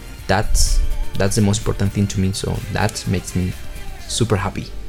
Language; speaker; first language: English; non-native, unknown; Spanish